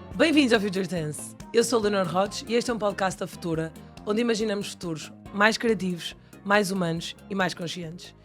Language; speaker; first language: Portuguese; native; Portuguese